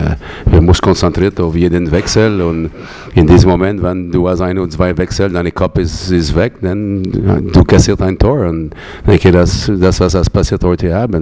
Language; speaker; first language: German; non-native, learner; French